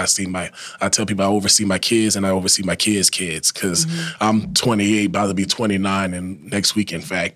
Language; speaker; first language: English; native; English